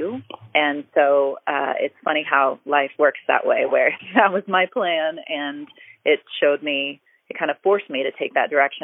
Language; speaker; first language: English; native; English